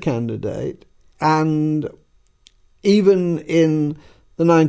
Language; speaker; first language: English; native; English